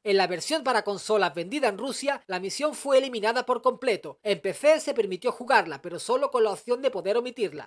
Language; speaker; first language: Spanish; native; Spanish